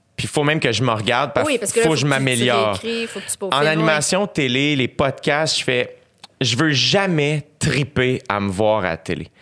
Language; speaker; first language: French; native; French